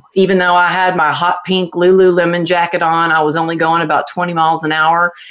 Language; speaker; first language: English; native; English